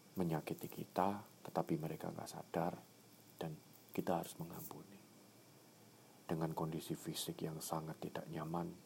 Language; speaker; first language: Indonesian; native; Indonesian